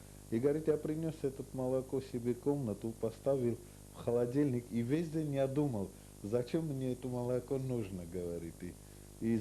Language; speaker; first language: Russian; non-native, local second language; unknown